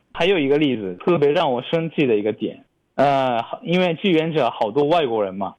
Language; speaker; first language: Chinese; non-native, fluent; Japanese